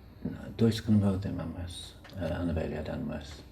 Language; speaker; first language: Welsh; non-native, learner; English